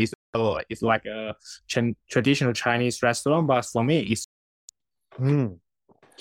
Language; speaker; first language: English; non-native, learner; Chinese